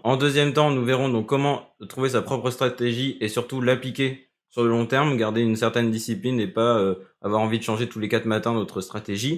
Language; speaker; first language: French; native; French